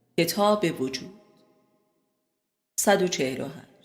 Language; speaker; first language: Persian; native; Persian